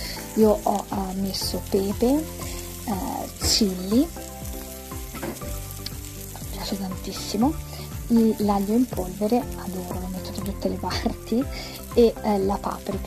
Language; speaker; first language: Italian; native; Italian